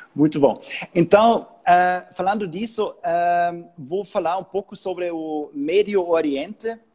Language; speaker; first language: Portuguese; non-native, fluent; German